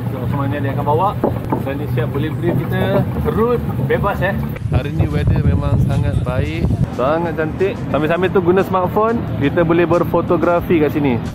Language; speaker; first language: Malay; native; Malay